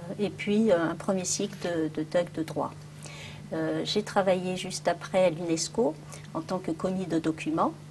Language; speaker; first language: French; early bilingual, other home language; Arabic